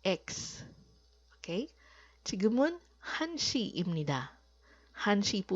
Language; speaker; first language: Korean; non-native, fluent; Filipino